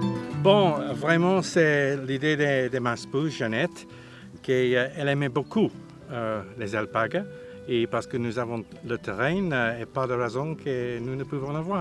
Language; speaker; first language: French; non-native, learner; English